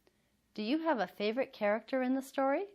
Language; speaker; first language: English; native; English